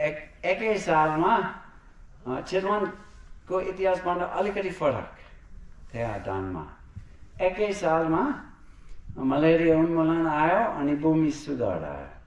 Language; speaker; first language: Nepali; non-native, fluent; English